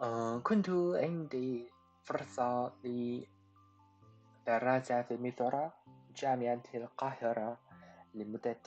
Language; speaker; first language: Arabic; non-native, fluent; Chinese